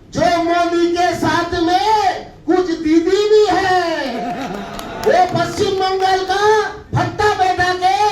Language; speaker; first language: Hindi; non-native, local second language; Bangla